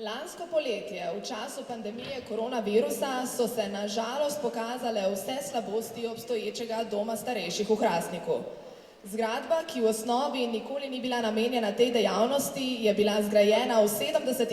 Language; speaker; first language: Slovenian; native; Slovenian